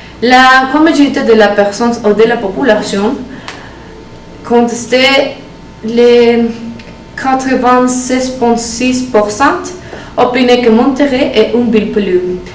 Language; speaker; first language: French; non-native, learner; Spanish